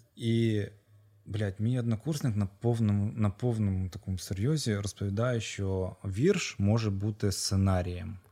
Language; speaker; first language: Ukrainian; non-native, local second language; Russian